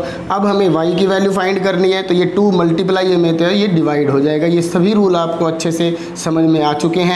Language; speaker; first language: Hindi; native; Hindi